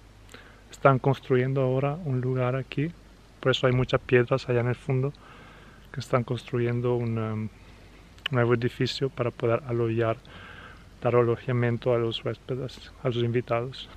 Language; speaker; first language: Spanish; non-native, fluent; Italian